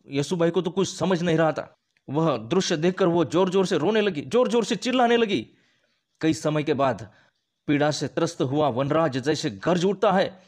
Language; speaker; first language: Hindi; non-native, local second language; Marathi